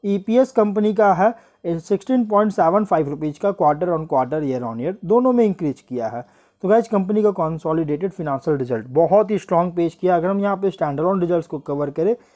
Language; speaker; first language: Hindi; native; Hindi